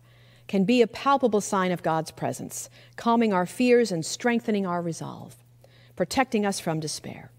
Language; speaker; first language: English; native; English